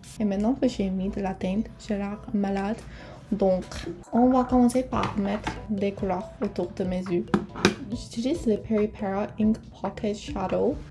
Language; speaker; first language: French; non-native, fluent; Korean